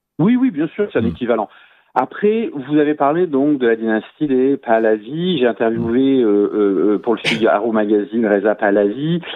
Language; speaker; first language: French; native; French